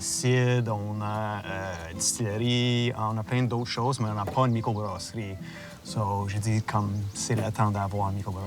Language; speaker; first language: French; non-native, local second language; English